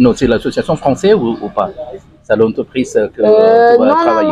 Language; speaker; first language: French; non-native, learner; Indonesian